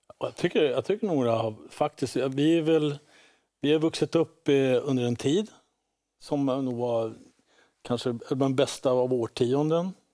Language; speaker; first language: Swedish; native; Swedish